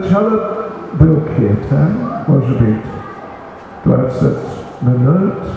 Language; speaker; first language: Russian; non-native, learner; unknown